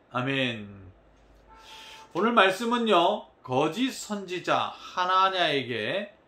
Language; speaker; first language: Korean; native; Korean